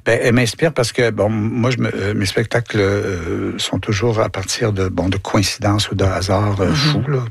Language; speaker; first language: French; native; French